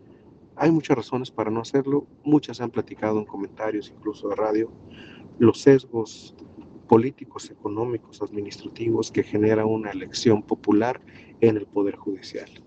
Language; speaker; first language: Spanish; native; Spanish